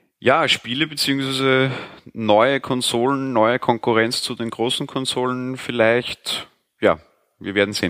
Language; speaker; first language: German; native; German